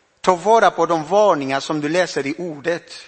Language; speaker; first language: Swedish; non-native, fluent; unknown